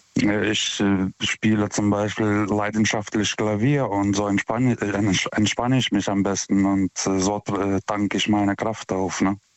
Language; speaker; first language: German; non-native, fluent; Lithuanian